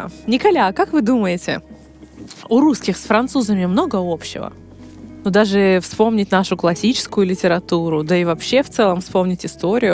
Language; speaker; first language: Russian; native; Russian